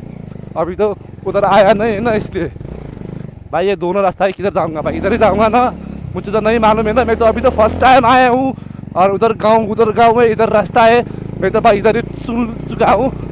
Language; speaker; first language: Hindi; non-native, learner; Nepali